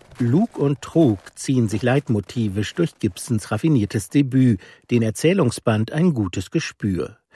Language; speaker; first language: German; native; German